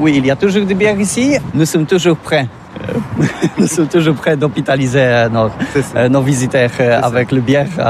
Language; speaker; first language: French; non-native, learner; Polish